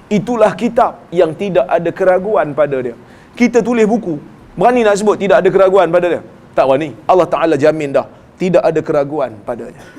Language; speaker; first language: Malay; native; Malay